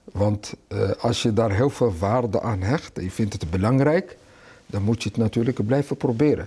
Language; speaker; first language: Dutch; early bilingual, other home language; Arabic